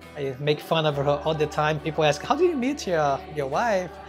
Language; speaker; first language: English; non-native, fluent; Portuguese